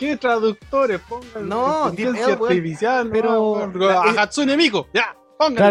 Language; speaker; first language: Spanish; native; Spanish